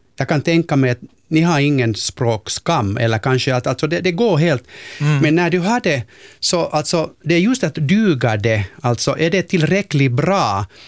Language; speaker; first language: Swedish; non-native, local second language; Finnish